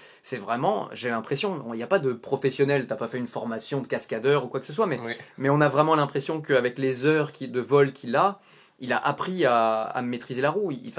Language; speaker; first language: French; native; French